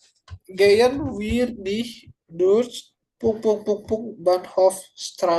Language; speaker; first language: German; non-native, learner; Indonesian